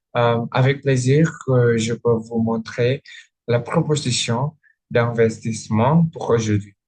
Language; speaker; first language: French; non-native, learner; Indonesian